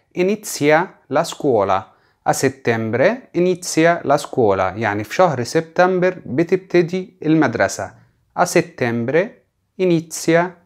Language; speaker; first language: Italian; non-native, fluent; Arabic